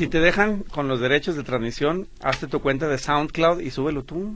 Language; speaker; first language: Spanish; native; Spanish